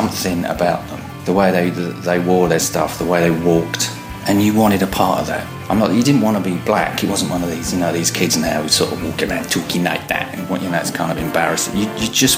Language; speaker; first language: English; native; English